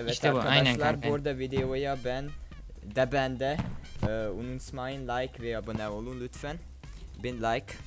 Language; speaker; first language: Turkish; non-native, learner; English